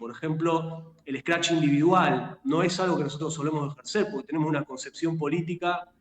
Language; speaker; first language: Spanish; native; Spanish